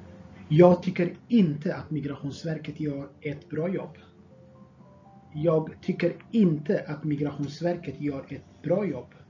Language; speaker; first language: Swedish; non-native, fluent; Tigrinya